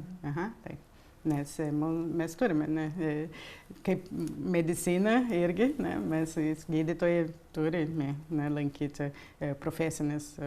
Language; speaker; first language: Lithuanian; early bilingual, heritage; Lithuanian